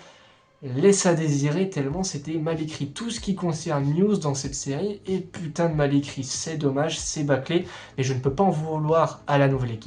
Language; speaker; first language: French; native; French